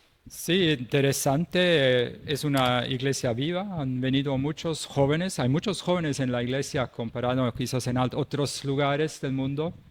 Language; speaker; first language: Spanish; non-native, fluent; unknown